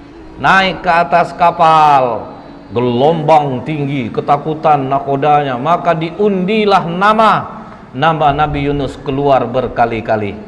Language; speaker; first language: Indonesian; native; Indonesian